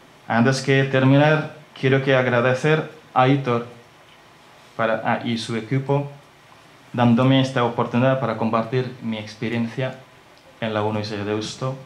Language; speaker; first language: Spanish; non-native, learner; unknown